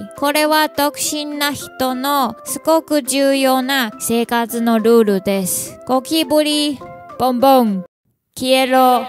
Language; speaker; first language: Japanese; non-native, learner; Chinese